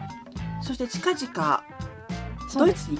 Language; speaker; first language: Japanese; native; Japanese